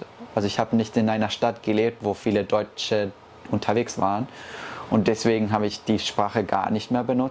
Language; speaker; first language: German; early bilingual, heritage; Spanish